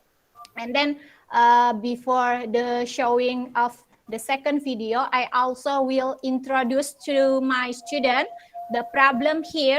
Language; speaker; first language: English; non-native, local second language; Indonesian